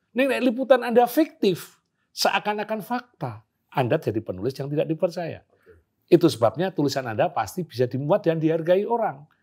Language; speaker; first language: Indonesian; non-native, local second language; Javanese